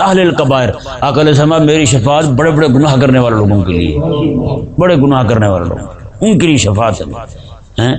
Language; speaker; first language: Urdu; non-native, local second language; Punjabi